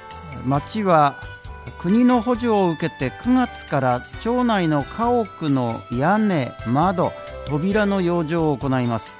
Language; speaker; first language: Japanese; native; Japanese